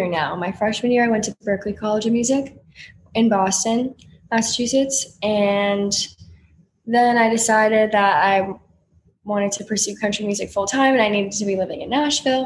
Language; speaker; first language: English; native; English